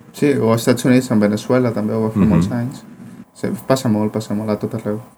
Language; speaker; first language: Catalan; non-native, fluent; Spanish